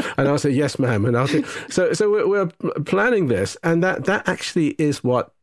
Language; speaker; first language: English; non-native, local second language; Japanese